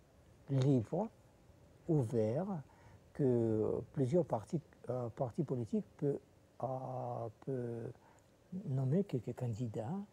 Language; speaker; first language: French; non-native, fluent; Russian